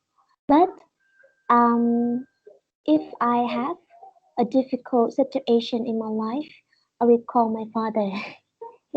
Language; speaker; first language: English; non-native, learner; Vietnamese